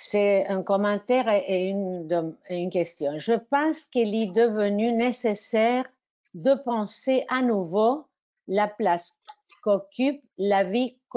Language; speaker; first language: French; non-native, fluent; Spanish